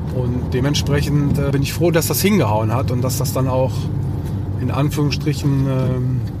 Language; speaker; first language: German; early bilingual, other home language; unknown